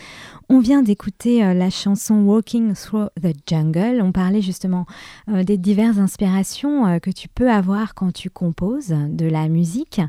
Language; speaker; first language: French; native; French